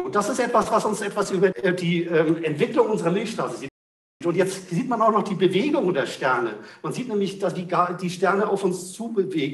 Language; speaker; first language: German; native; German